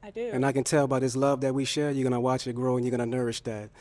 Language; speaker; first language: English; native; English